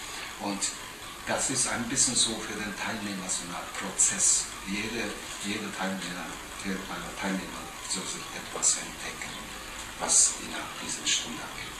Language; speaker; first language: German; non-native, fluent; Japanese